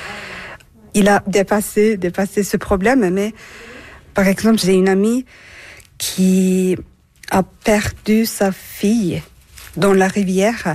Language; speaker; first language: French; non-native, fluent; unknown